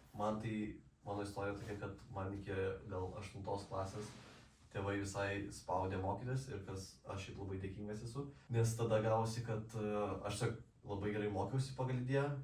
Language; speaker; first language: Lithuanian; native; Lithuanian